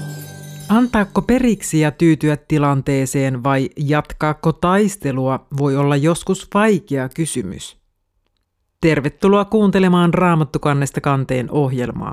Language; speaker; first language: Finnish; native; Finnish